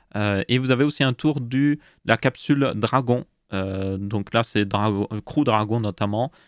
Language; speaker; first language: French; native; French